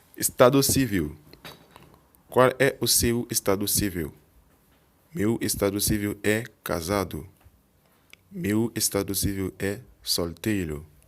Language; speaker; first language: Portuguese; non-native, learner; Haitian Creole